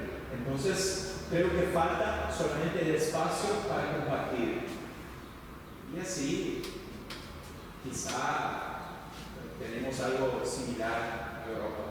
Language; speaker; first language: Spanish; non-native, fluent; Portuguese